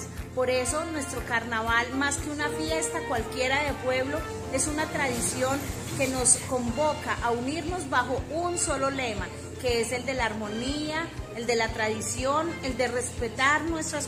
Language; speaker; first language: Spanish; native; Spanish